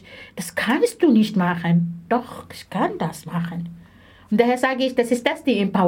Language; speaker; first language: German; non-native, fluent; Arabic